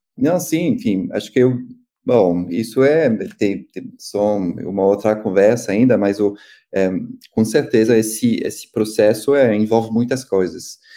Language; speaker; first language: Portuguese; non-native, fluent; French